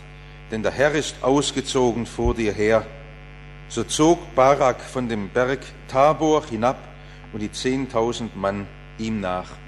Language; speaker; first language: German; native; German